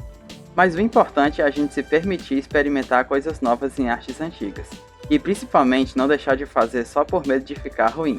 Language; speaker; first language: Portuguese; native; Portuguese